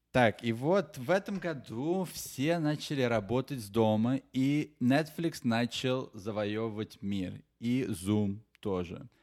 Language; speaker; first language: Russian; native; Russian